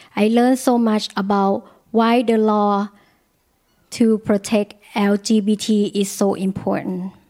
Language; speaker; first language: English; non-native, learner; Thai